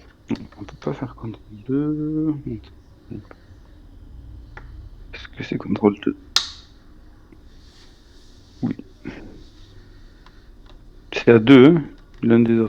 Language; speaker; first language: French; native; French